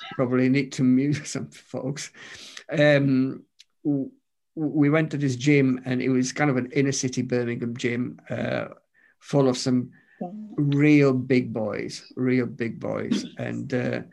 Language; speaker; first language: English; non-native, fluent; Romanian